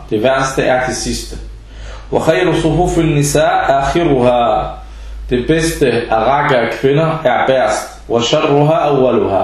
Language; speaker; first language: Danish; early bilingual, other home language; Arabic